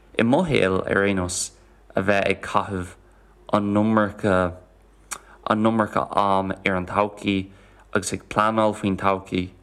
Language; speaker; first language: Irish; non-native, local second language; English